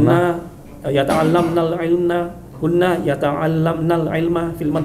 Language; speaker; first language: Arabic; non-native, learner; Indonesian